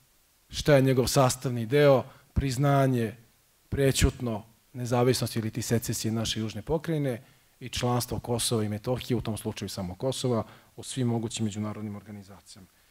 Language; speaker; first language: Croatian; native; Croatian